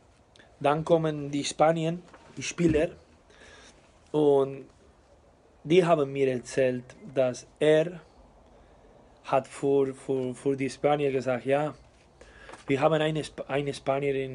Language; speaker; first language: German; non-native, learner; Spanish